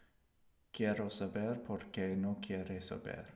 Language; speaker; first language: Spanish; non-native, learner; English